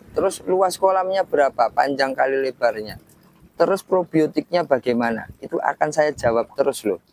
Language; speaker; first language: Indonesian; native; Indonesian